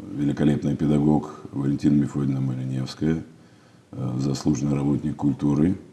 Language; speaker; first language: Russian; native; Russian